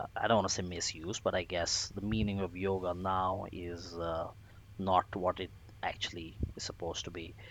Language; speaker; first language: English; non-native, local second language; Bangla